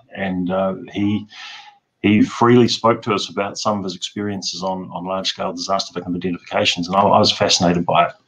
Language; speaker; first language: English; native; English